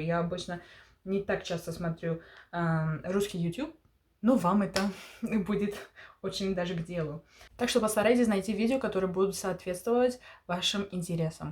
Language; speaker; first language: Russian; early bilingual, heritage; Russian